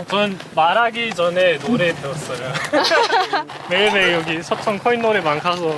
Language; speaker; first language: Korean; non-native, fluent; German